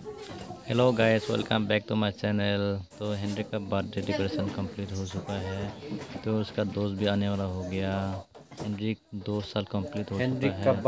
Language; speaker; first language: Hindi; non-native, local second language; Nepali